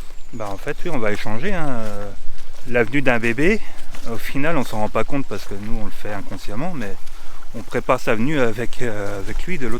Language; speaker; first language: French; native; French